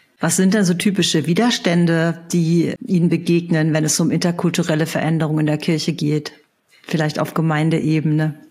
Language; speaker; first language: German; native; German